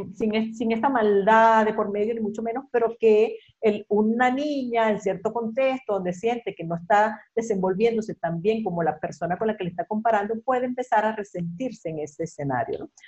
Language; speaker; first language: Spanish; native; Spanish